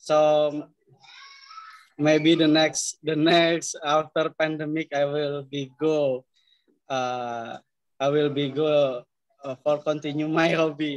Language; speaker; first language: English; non-native, learner; Indonesian